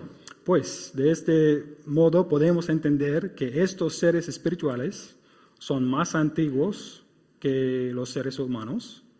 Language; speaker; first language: Spanish; non-native, fluent; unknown